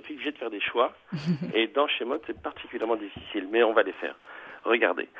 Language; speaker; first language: French; native; French